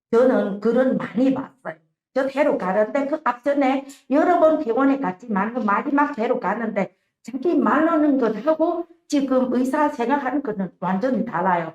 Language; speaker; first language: Korean; non-native, learner; Vietnamese